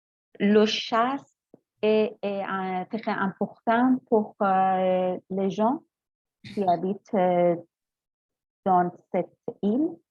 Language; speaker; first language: French; non-native, learner; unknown